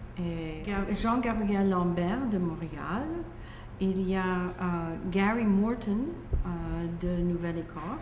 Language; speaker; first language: French; non-native, local second language; English